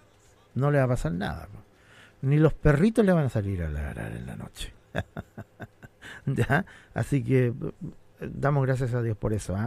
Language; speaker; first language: Spanish; native; Spanish